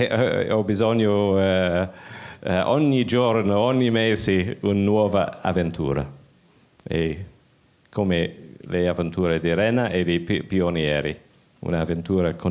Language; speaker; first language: Italian; non-native, learner; English